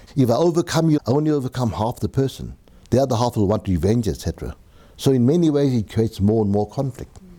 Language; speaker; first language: English; native; English